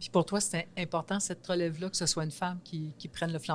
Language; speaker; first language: French; native; French